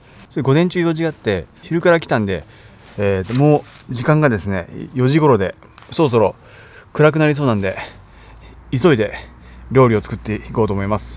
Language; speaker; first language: Japanese; native; Japanese